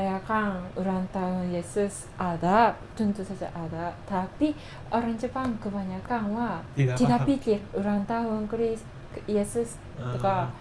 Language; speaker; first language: Indonesian; non-native, learner; Japanese